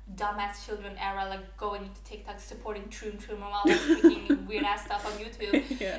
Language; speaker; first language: English; non-native, fluent; Norwegian